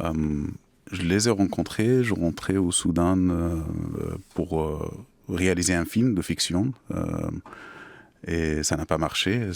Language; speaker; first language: French; non-native, fluent; Arabic